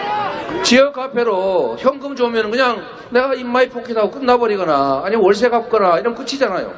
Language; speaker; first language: Korean; native; Korean